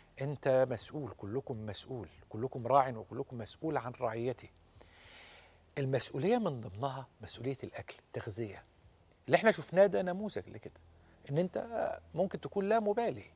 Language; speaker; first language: Arabic; native; Arabic